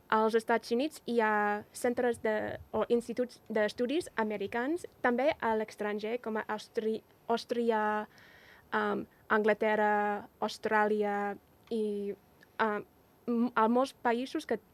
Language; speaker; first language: Catalan; non-native, learner; English